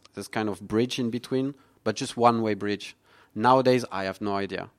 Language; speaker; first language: English; non-native, fluent; French